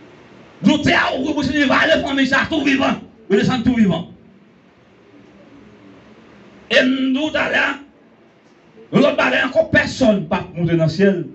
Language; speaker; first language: French; non-native, learner; Haitian Creole